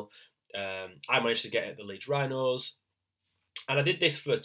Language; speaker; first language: English; native; English